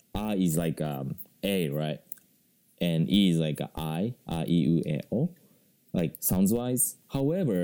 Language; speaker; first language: English; non-native, fluent; Japanese